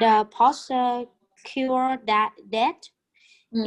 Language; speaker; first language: English; non-native, learner; Vietnamese